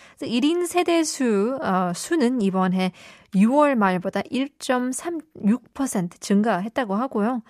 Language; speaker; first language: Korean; native; Korean